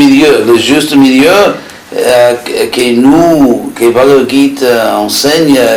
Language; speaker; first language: French; non-native, fluent; English